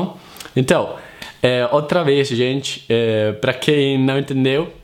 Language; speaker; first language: Portuguese; non-native, fluent; Italian